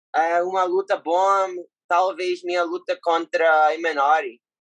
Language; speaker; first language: Portuguese; non-native, learner; English